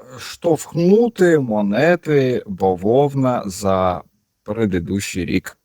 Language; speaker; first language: Ukrainian; non-native, local second language; Russian